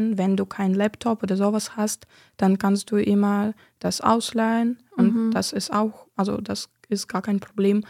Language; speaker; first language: German; non-native, fluent; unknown